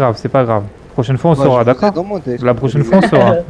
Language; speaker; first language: French; native; French